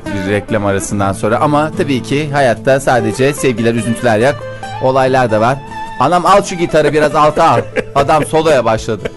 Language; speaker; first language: Turkish; native; Turkish